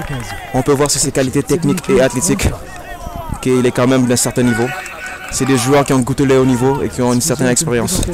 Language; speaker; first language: French; native; French